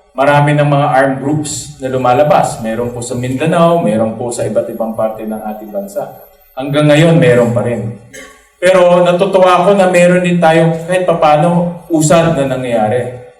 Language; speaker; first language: Filipino; native; Filipino